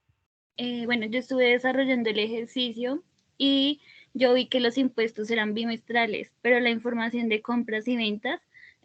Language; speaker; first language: Spanish; native; Spanish